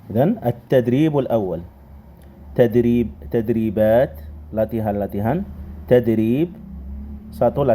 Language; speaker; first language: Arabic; non-native, fluent; Indonesian